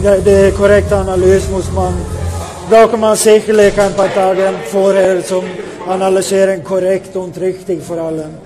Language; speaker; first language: German; non-native, fluent; Swedish